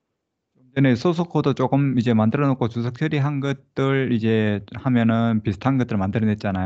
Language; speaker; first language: Korean; native; Korean